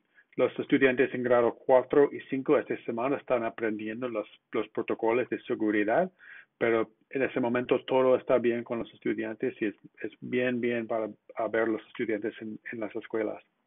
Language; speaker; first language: Spanish; non-native, fluent; English